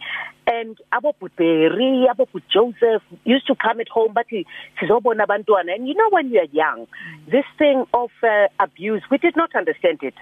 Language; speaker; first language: English; non-native, local second language; Zulu